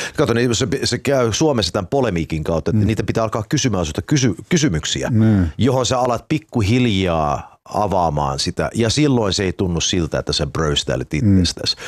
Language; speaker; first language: Finnish; early bilingual, heritage; Finnish